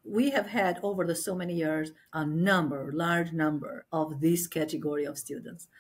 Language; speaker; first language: English; non-native, fluent; Albanian